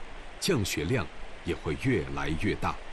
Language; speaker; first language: Chinese; native; Chinese